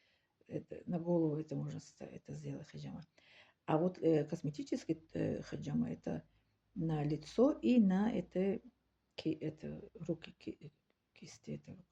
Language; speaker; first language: Russian; non-native, learner; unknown